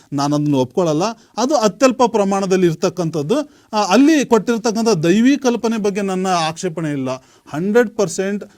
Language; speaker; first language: Kannada; native; Kannada